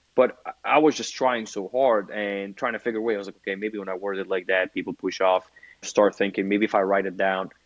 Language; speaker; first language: English; non-native, fluent; Arabic